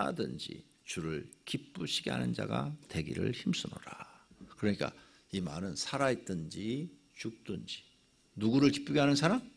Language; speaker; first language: Korean; native; Korean